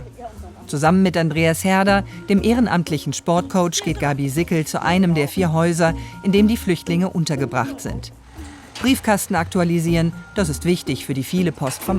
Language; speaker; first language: German; native; German